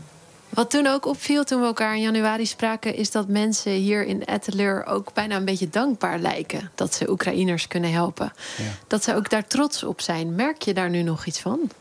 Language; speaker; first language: Dutch; native; Dutch